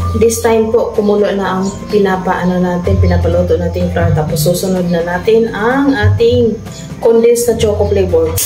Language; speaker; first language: Filipino; non-native, local second language; Cebuano